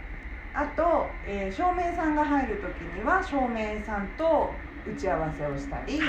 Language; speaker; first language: Japanese; native; Japanese